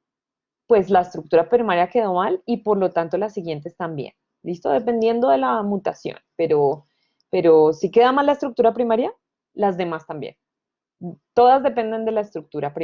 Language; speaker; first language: Spanish; native; Spanish